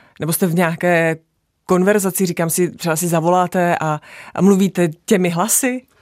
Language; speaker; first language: Czech; native; Czech